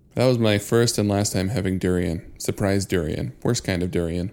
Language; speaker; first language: English; early bilingual, other home language; Spanish